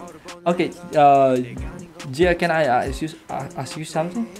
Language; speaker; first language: English; non-native, learner; Indonesian